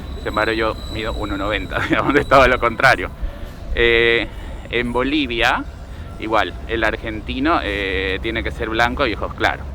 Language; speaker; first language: Spanish; native; Spanish